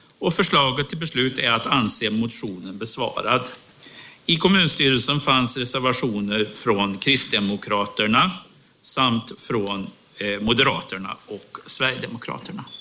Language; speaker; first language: Swedish; native; Swedish